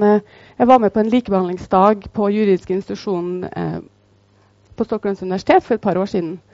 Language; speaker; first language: Norwegian; native; Norwegian